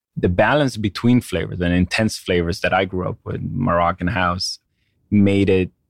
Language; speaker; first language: English; non-native, fluent; Hebrew